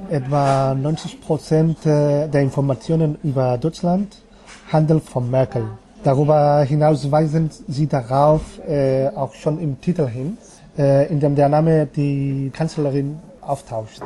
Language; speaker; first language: German; non-native, fluent; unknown